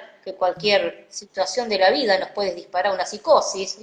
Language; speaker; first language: Spanish; native; Spanish